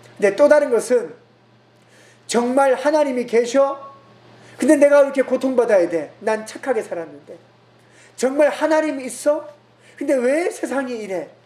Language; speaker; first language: Korean; native; Korean